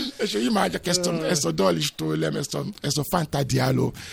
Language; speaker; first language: Hungarian; non-native, learner; Yoruba